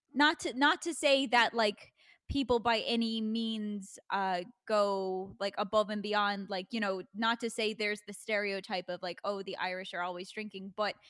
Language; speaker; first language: English; native; English